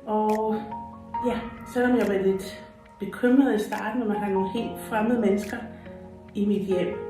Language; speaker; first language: Danish; non-native, fluent; English